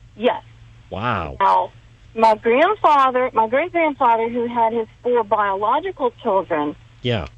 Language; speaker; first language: English; native; English